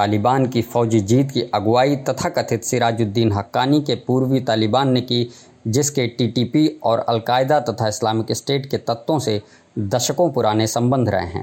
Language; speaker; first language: Hindi; native; Hindi